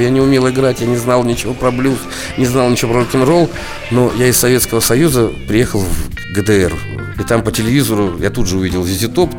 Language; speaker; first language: Russian; native; Russian